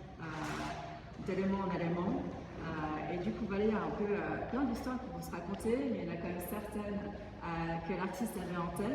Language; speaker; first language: French; native; French